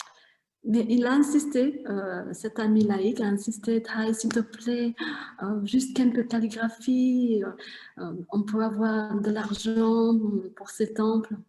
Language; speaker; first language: French; non-native, fluent; Vietnamese